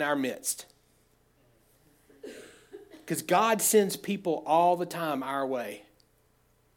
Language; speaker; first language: English; native; English